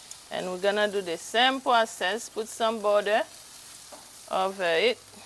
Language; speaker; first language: English; non-native, fluent; Haitian Creole